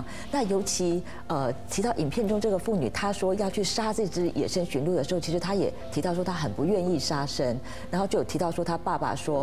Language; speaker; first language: Chinese; native; Chinese